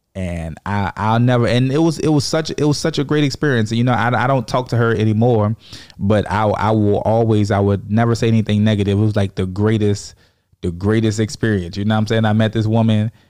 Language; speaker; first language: English; native; English